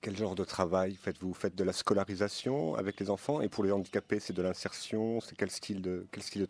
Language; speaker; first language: French; native; French